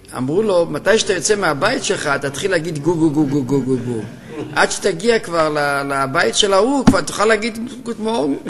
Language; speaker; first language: Hebrew; native; Hebrew